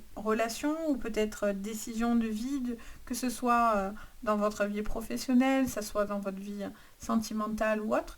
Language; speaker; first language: French; native; French